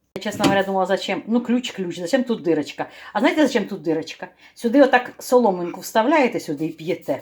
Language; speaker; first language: Ukrainian; native; Ukrainian